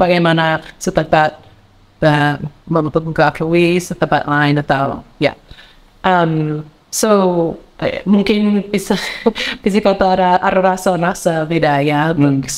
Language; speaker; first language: Indonesian; non-native, learner; English